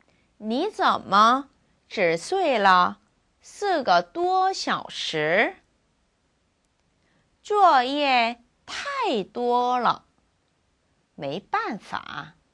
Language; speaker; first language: Chinese; non-native, fluent; Korean